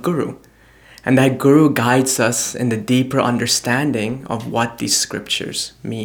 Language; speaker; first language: English; native; English